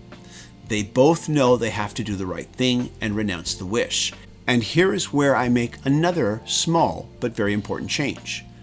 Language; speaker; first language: English; native; English